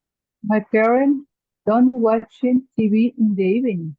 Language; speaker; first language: English; non-native, learner; Spanish